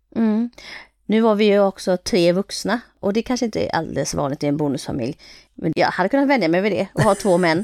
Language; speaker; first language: Swedish; early bilingual, other home language; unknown